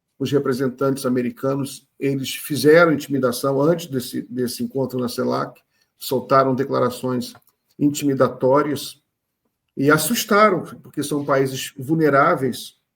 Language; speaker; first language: Portuguese; native; Portuguese